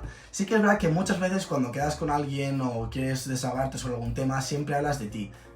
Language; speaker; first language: Spanish; native; Spanish